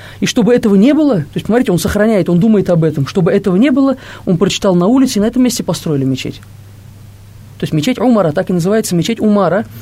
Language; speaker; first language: Russian; non-native, local second language; Tatar